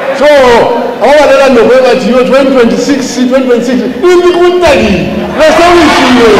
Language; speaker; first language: English; non-native, local second language; Bemba